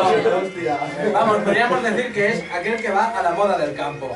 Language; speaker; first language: Spanish; native; Spanish